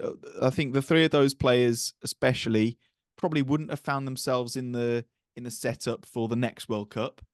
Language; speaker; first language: English; native; English